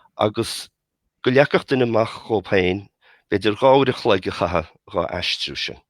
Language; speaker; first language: Irish; native; Irish